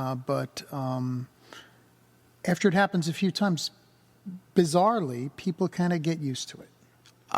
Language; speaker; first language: English; native; English